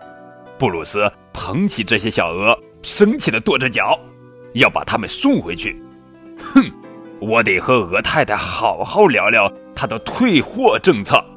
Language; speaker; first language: Chinese; native; Chinese